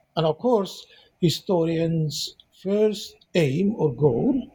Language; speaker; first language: English; non-native, fluent; Persian